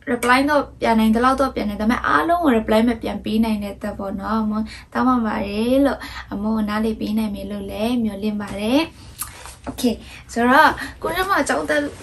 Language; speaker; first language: Burmese; non-native, local second language; Kachin